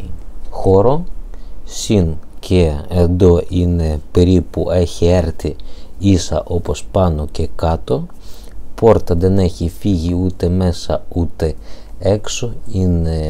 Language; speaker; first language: Greek; non-native, learner; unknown